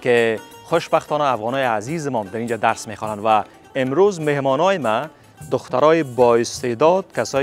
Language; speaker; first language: Persian; native; Persian